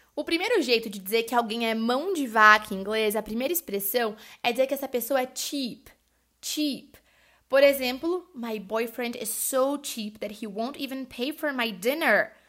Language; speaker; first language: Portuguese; native; Portuguese